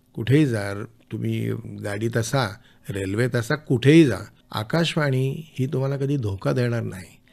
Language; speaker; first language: Marathi; native; Marathi